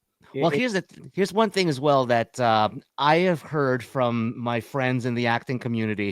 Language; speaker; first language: English; native; English